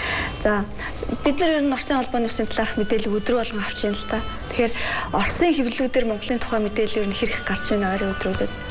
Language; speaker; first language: Mongolian; native; Mongolian